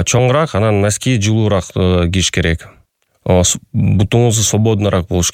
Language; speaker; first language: Kyrgyz; non-native, local second language; Russian